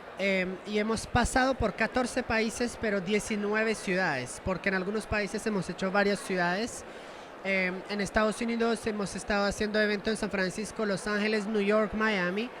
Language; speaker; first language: Spanish; non-native, fluent; French